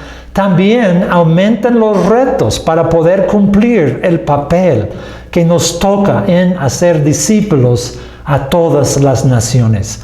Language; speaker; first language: Spanish; non-native, fluent; English